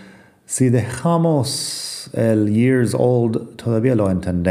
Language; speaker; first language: Spanish; non-native, fluent; English